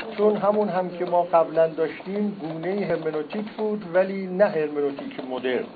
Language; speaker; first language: Persian; non-native, local second language; Azerbaijani